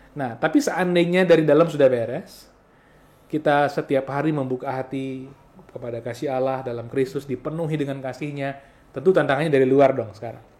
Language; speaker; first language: Indonesian; non-native, local second language; Balinese